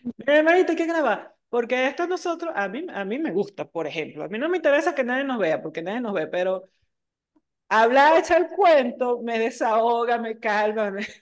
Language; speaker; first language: Spanish; native; Spanish